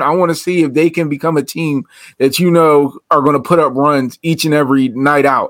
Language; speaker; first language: English; native; English